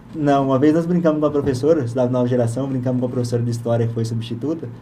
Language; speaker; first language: Portuguese; native; Portuguese